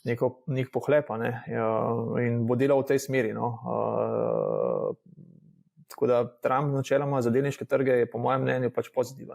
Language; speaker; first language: Slovenian; native; Slovenian